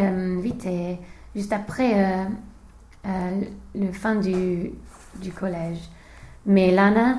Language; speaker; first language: French; non-native, learner; English